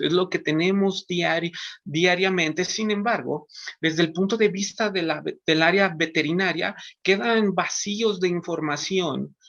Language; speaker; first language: Spanish; native; Spanish